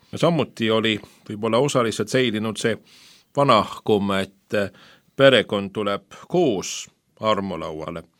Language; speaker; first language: Estonian; non-native, fluent; Swedish